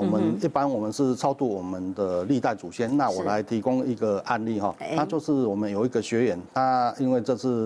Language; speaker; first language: Chinese; native; Chinese